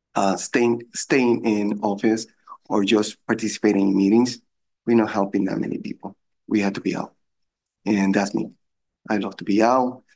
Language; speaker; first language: English; non-native, fluent; Spanish